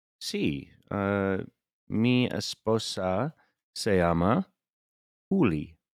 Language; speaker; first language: Spanish; non-native, learner; English